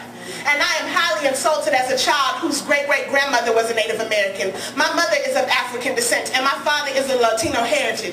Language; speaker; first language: English; native; English